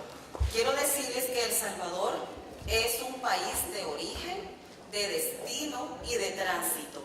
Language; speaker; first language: Spanish; native; Spanish